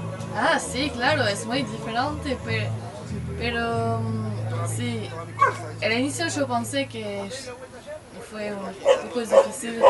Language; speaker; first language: Spanish; non-native, learner; French